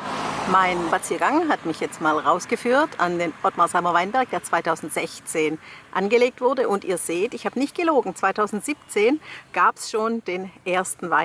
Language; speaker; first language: German; native; German